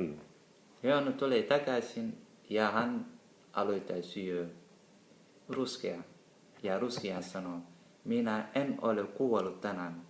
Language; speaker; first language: Finnish; non-native, learner; Somali